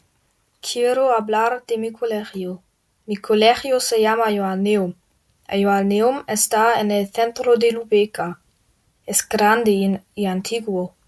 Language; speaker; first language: Spanish; non-native, learner; German